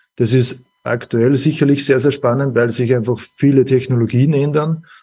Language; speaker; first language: German; native; German